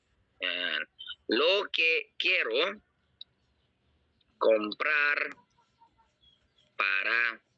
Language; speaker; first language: Spanish; non-native, learner; Filipino